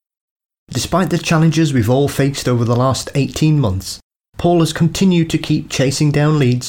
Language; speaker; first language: English; native; English